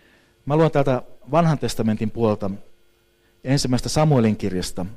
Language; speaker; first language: Finnish; native; Finnish